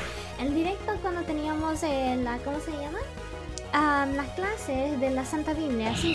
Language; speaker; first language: Spanish; early bilingual, heritage; English